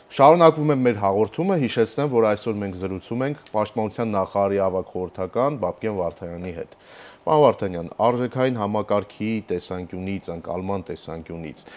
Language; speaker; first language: Armenian; native; Armenian